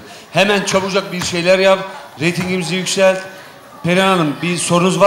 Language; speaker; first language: Turkish; native; Turkish